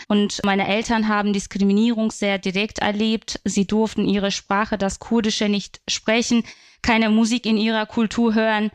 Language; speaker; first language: German; non-native, fluent; Turkish